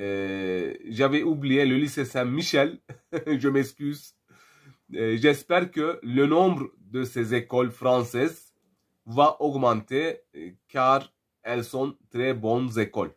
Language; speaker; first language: French; non-native, fluent; Turkish